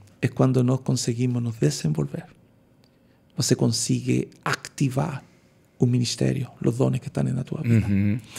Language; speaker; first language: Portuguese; non-native, learner; Spanish